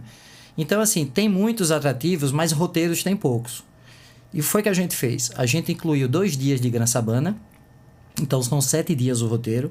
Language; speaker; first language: Portuguese; native; Portuguese